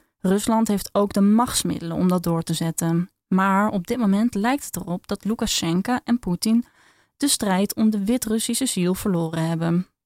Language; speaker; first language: Dutch; native; Dutch